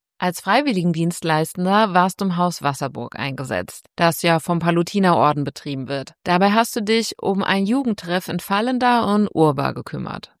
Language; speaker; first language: German; native; German